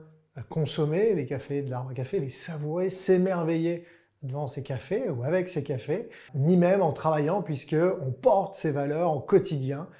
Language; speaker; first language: French; native; French